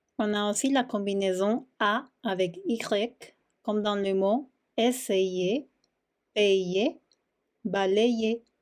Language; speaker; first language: French; non-native, fluent; Spanish